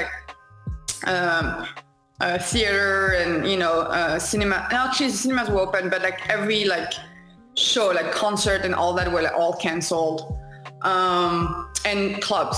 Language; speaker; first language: English; non-native, fluent; French